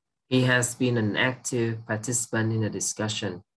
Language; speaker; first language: English; non-native, fluent; Vietnamese